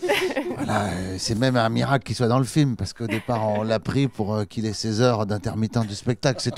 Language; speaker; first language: French; native; French